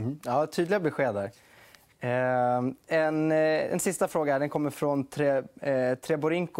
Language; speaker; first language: Swedish; native; Swedish